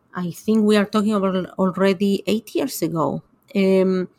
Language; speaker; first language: English; non-native, fluent; Spanish